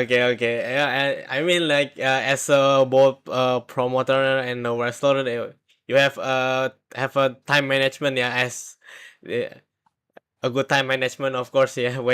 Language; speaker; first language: English; non-native, learner; Indonesian